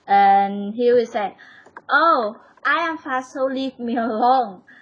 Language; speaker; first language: English; non-native, learner; Vietnamese